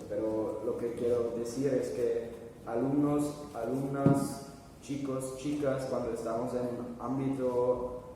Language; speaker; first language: Spanish; non-native, fluent; German